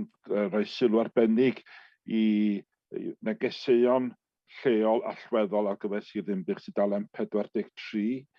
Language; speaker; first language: Welsh; native; Welsh